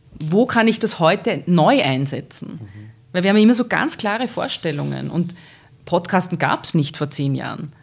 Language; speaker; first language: German; native; German